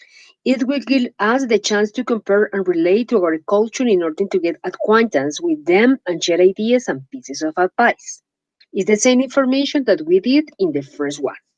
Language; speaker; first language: English; non-native, fluent; Spanish